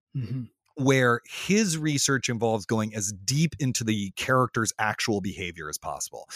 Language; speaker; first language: English; native; English